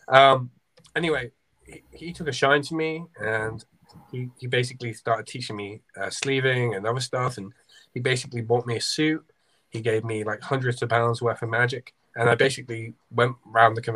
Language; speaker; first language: English; native; English